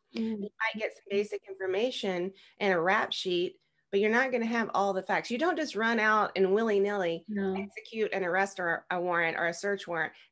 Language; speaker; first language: English; native; English